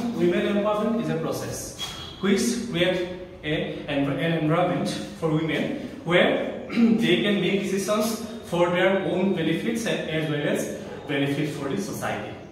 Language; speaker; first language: English; non-native, local second language; Assamese